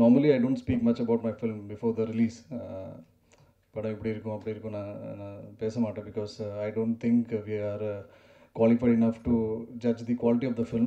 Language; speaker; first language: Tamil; non-native, learner; Malayalam